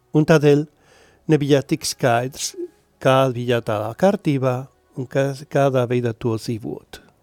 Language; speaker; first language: Latvian; non-native, learner; Spanish